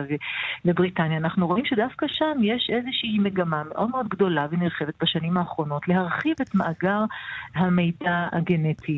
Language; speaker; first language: Hebrew; native; Hebrew